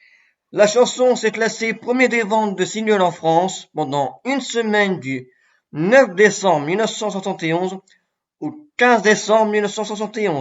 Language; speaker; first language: French; native; French